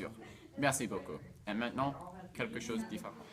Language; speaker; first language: French; non-native, learner; English